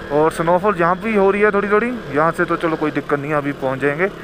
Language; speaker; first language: Hindi; native; Hindi